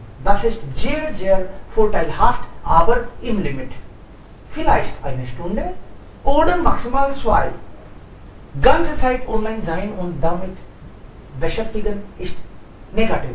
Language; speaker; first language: German; non-native, fluent; Hindi